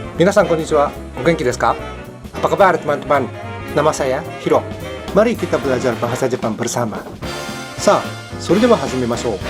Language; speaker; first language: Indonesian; non-native, fluent; Japanese